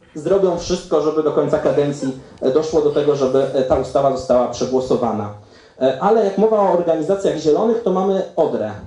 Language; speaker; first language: Polish; native; Polish